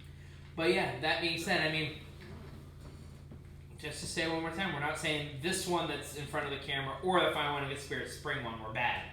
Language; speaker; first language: English; native; English